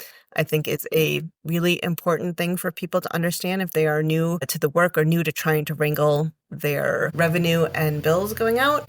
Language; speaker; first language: English; native; English